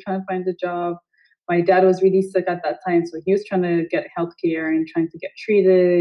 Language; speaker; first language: English; non-native, fluent; Amharic